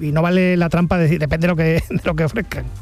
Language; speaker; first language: Spanish; native; Spanish